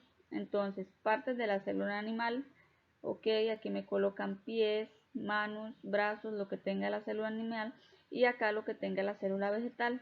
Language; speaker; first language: Spanish; native; Spanish